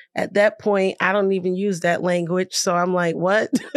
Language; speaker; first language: English; native; English